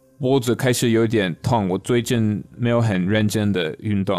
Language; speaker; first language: Chinese; non-native, fluent; English